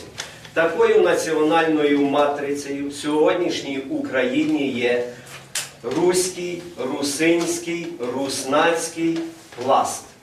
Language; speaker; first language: Ukrainian; native; Ukrainian